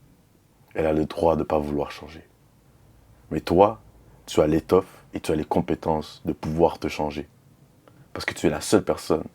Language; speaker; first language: French; native; French